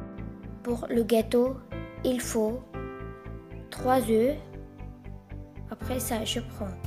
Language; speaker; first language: French; non-native, fluent; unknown